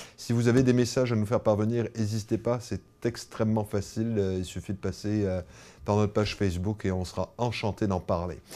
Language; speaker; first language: French; native; French